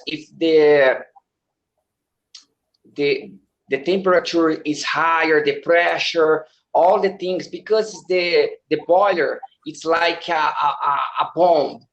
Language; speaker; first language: English; non-native, learner; Portuguese